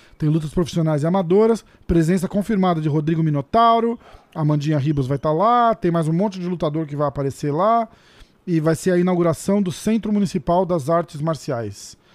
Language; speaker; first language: Portuguese; native; Portuguese